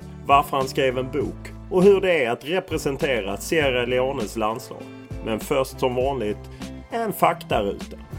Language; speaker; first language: Swedish; native; Swedish